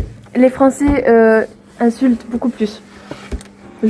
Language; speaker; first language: French; non-native, fluent; Swedish